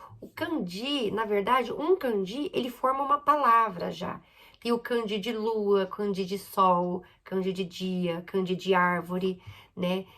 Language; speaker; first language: Portuguese; native; Portuguese